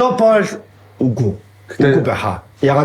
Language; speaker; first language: Mongolian; non-native, fluent; Korean